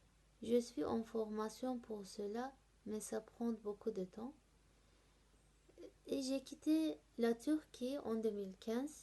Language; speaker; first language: French; non-native, learner; Turkish